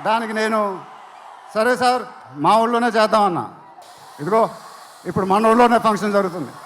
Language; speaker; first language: Telugu; native; Telugu